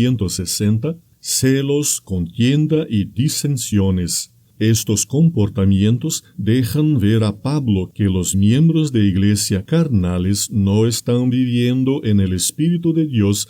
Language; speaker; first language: Spanish; non-native, fluent; Portuguese